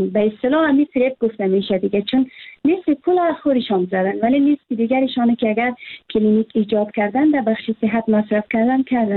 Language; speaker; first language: Persian; native; Persian